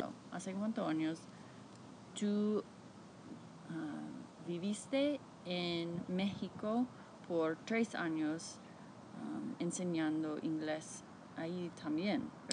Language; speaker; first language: Spanish; non-native, learner; English